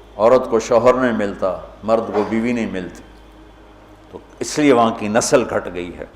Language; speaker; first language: Urdu; non-native, local second language; Punjabi